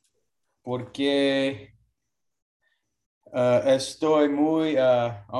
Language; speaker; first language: Spanish; non-native, learner; English